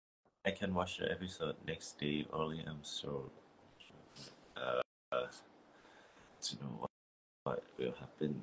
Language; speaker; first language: English; non-native, learner; Thai